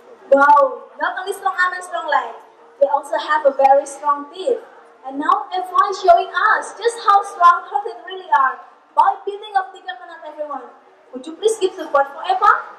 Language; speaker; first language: English; non-native, fluent; Indonesian